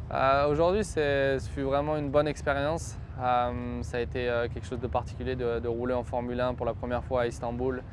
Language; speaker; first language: French; native; French